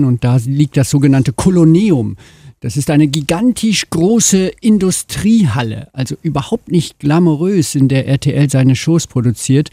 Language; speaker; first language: German; native; German